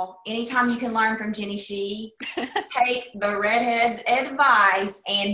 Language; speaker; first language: English; native; English